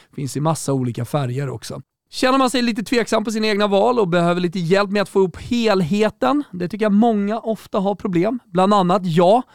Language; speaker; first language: Swedish; native; Swedish